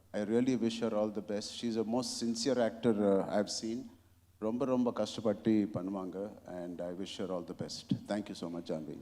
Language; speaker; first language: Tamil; non-native, local second language; Telugu